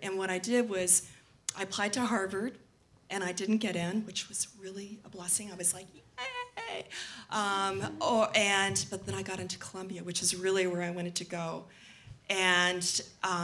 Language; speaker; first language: English; native; English